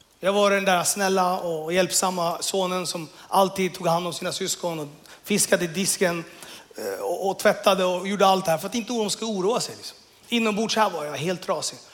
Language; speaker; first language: Swedish; early bilingual, other home language; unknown